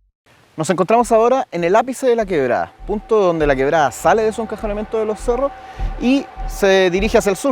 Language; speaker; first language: Spanish; native; Spanish